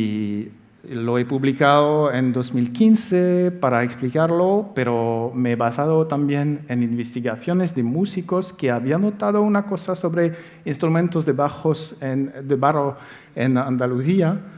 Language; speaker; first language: Spanish; non-native, fluent; French